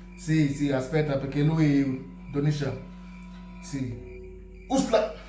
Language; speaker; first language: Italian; non-native, learner; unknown